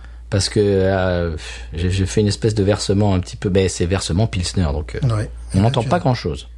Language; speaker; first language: French; native; French